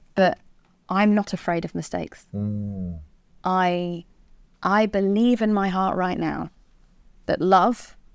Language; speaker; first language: English; native; English